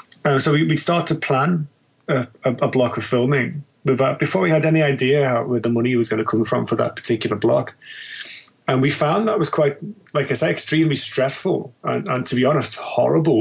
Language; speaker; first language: English; native; English